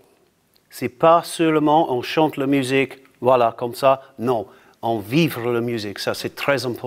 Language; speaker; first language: French; non-native, learner; English